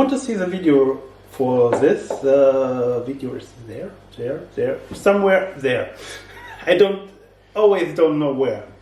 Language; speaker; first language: English; non-native, learner; German